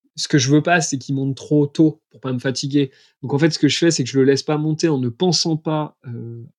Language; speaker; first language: French; native; French